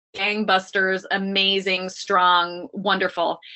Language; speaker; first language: English; native; English